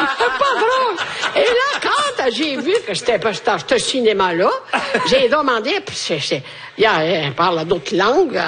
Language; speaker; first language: French; non-native, fluent; Italian